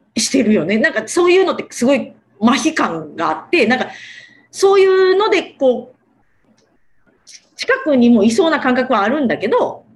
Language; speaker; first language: Japanese; native; Japanese